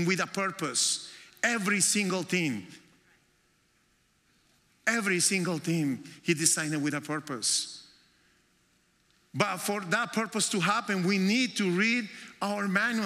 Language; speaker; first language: English; non-native, fluent; Spanish